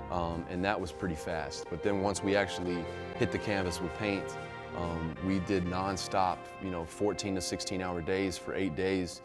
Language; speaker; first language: English; native; English